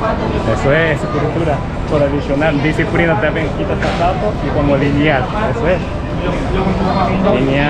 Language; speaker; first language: Spanish; non-native, learner; Japanese